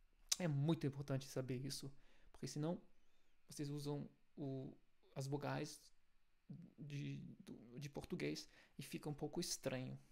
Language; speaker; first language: Portuguese; non-native, fluent; German